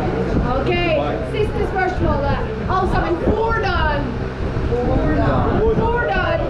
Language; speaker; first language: Norwegian; non-native, fluent; English